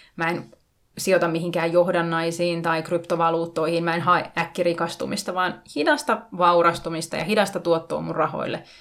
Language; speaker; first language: Finnish; non-native, local second language; Tatar